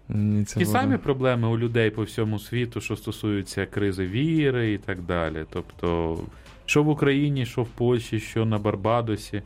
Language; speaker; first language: Ukrainian; native; Ukrainian